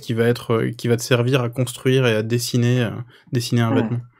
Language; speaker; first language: French; native; French